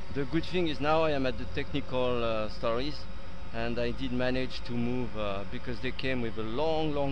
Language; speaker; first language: English; non-native, fluent; French